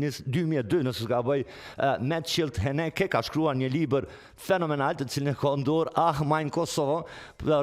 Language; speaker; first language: Albanian; native; Albanian